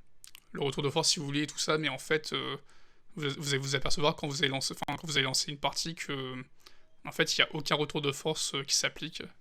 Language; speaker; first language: French; native; French